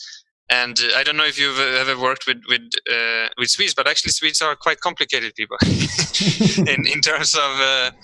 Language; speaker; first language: English; non-native, fluent; Swedish